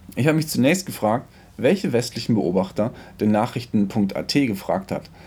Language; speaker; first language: German; native; German